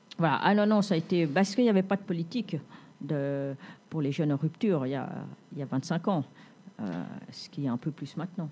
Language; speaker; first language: French; native; French